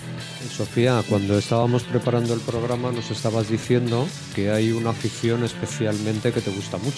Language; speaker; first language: Spanish; native; Spanish